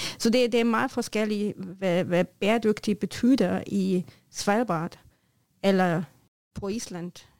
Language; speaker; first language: Norwegian; non-native, learner; German